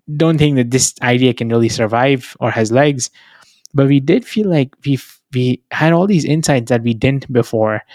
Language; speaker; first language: English; non-native, local second language; Hindi